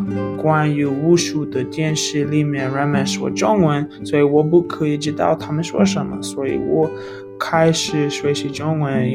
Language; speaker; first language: Chinese; non-native, learner; English